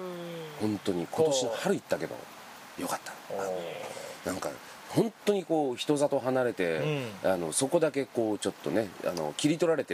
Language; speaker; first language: Japanese; native; Japanese